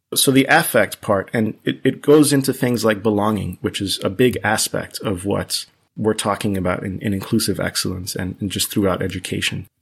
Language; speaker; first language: English; early bilingual, other home language; Spanish